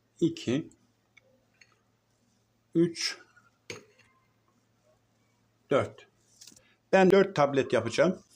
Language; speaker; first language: Turkish; native; Turkish